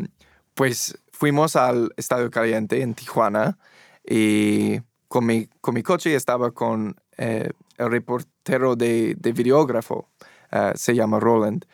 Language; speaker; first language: Spanish; non-native, fluent; English